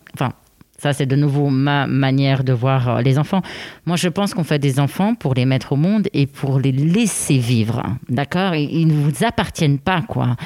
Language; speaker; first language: French; native; French